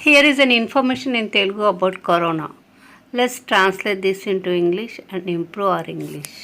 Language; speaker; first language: English; non-native, local second language; Telugu